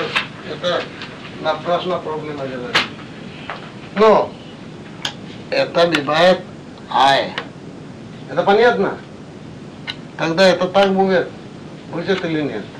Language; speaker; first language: Russian; non-native, learner; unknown